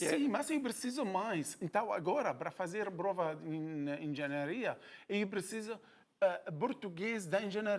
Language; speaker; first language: Portuguese; non-native, learner; Arabic